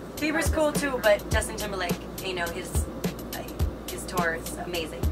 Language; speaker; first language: English; native; English